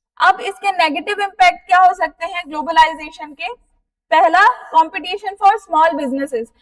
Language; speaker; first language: Hindi; native; Hindi